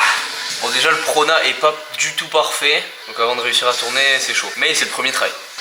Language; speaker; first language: French; native; French